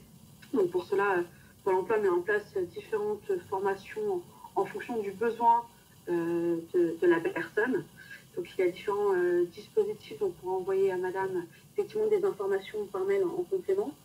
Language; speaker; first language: French; native; French